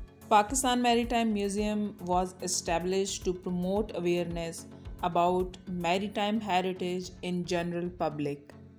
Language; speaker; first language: English; non-native, local second language; Urdu